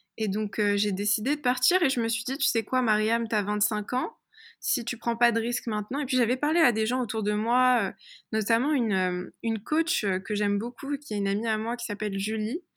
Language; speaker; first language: French; early bilingual, other home language; Persian